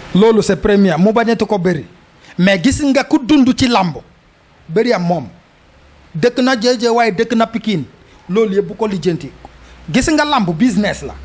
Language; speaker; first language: Wolof; non-native, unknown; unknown